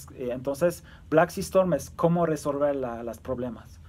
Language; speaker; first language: Spanish; early bilingual, other home language; Turkish